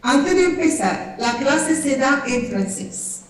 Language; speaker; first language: Spanish; non-native, fluent; French